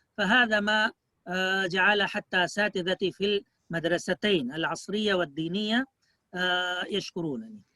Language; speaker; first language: Arabic; non-native, fluent; Urdu